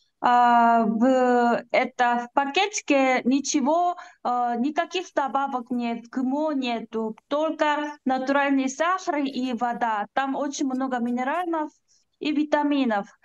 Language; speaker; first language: Russian; non-native, learner; Korean